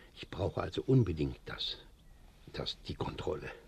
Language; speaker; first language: German; native; German